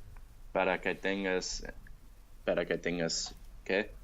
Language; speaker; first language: Spanish; non-native, learner; English